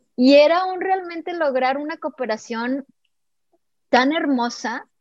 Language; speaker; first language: Spanish; native; Spanish